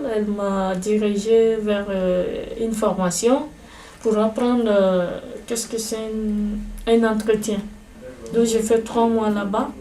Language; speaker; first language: French; non-native, learner; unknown